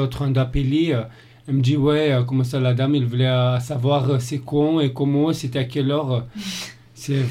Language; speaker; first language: French; non-native, fluent; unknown